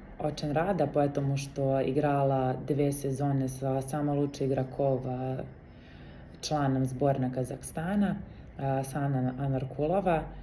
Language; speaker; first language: Russian; non-native, learner; Serbian